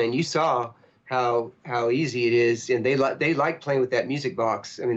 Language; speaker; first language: English; native; English